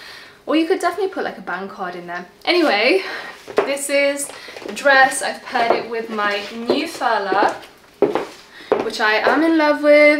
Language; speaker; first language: English; native; English